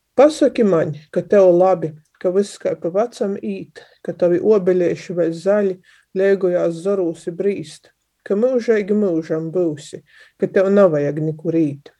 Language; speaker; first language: Latvian; non-native, local second language; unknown